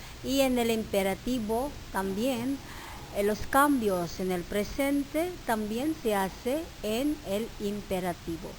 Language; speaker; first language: Spanish; non-native, fluent; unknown